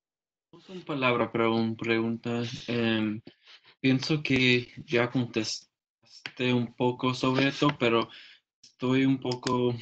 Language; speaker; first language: Spanish; non-native, learner; English